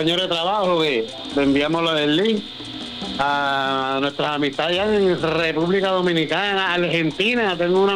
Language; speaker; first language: Spanish; early bilingual, heritage; Spanish